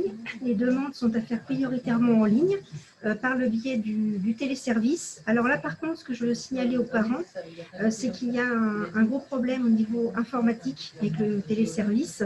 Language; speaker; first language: French; native; French